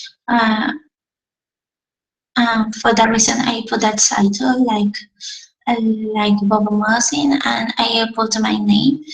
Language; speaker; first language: English; non-native, learner; Spanish